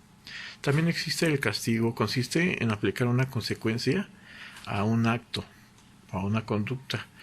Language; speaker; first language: Spanish; native; Spanish